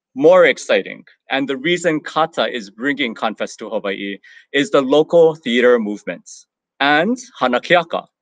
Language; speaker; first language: English; native; English